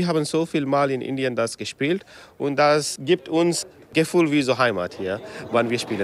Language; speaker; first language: German; non-native, learner; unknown